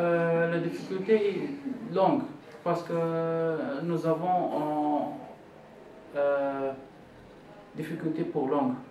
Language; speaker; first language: French; non-native, learner; Arabic